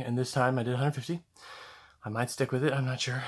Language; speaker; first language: English; native; English